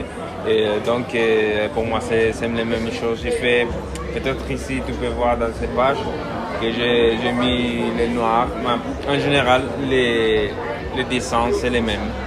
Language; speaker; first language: French; non-native, learner; Spanish